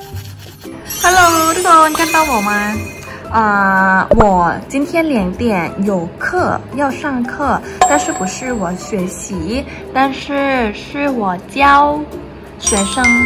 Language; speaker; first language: Chinese; non-native, fluent; Thai